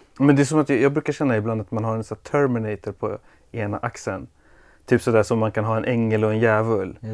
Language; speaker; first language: Swedish; early bilingual, other home language; Persian